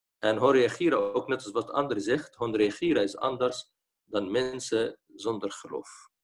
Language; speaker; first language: Dutch; non-native, fluent; Arabic